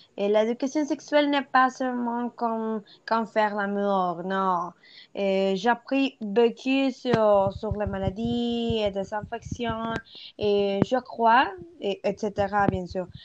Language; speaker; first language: French; non-native, learner; Spanish